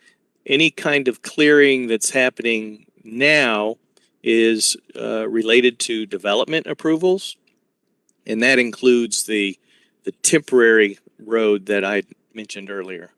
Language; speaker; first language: English; native; English